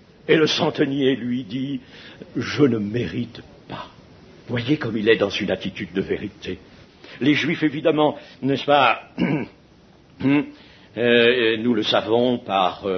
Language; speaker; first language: French; native; French